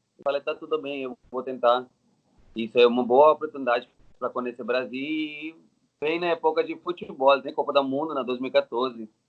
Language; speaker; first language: Portuguese; non-native, learner; Telugu